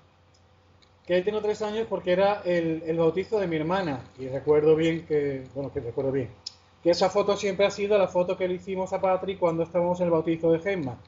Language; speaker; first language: Spanish; native; Spanish